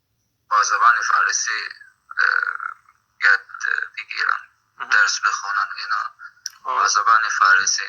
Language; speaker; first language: Persian; non-native, fluent; Arabic